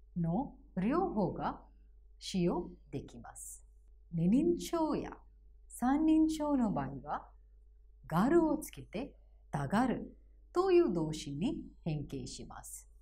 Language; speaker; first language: Japanese; non-native, fluent; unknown